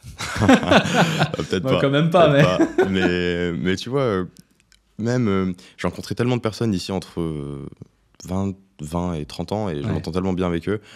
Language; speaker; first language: French; native; French